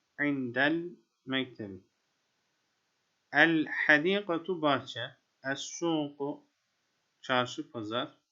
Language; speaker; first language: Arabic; non-native, fluent; Turkish